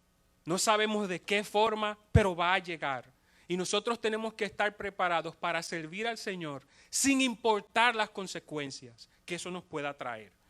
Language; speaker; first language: Spanish; native; Spanish